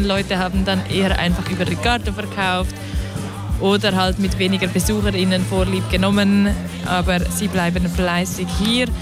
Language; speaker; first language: German; native; German